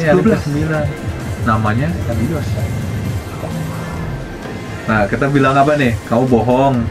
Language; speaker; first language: Indonesian; native; Indonesian